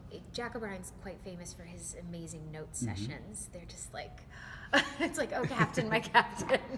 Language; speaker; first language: English; native; English